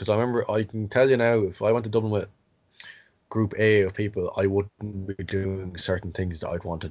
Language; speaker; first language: English; native; English